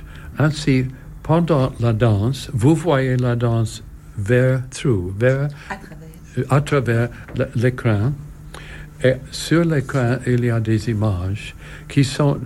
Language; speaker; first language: French; non-native, learner; English